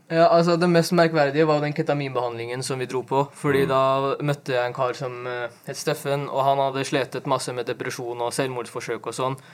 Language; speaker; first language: Norwegian; early bilingual, other home language; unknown